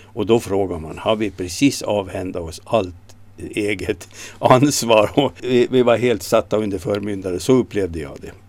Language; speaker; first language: Swedish; native; Swedish